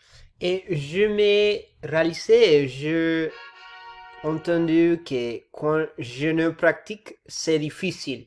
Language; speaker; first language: French; non-native, learner; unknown